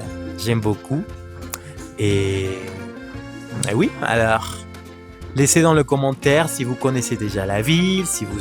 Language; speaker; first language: French; non-native, fluent; Spanish